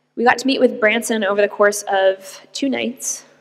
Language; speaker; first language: English; native; English